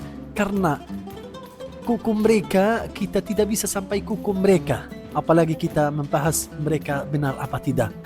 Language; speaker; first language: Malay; non-native, fluent; Arabic